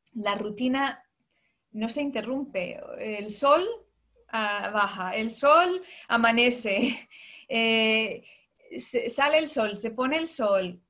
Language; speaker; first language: Spanish; early bilingual, heritage; Spanish